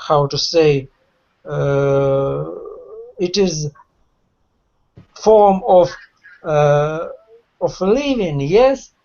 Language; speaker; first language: English; non-native, learner; Russian